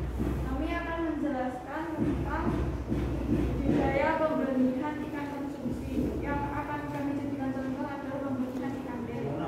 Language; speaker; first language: Indonesian; native; Indonesian